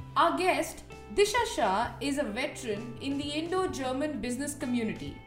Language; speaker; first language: English; non-native, local second language; Hindi